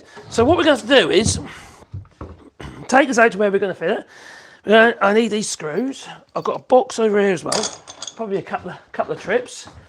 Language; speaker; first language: English; native; English